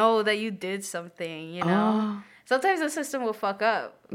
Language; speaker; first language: English; native; English